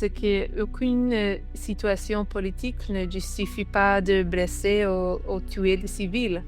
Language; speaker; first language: French; non-native, learner; Hebrew